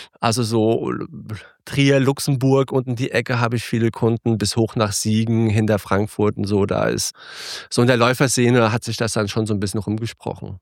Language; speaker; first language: German; early bilingual, other home language; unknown